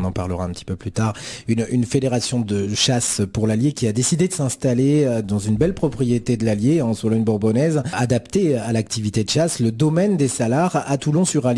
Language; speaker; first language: French; native; French